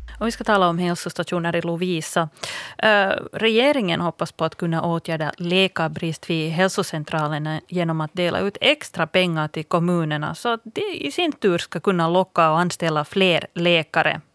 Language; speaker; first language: Swedish; native; Swedish